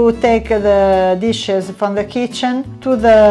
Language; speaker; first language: English; non-native, learner; Italian